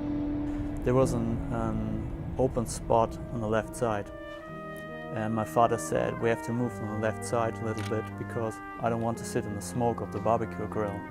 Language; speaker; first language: English; non-native, fluent; German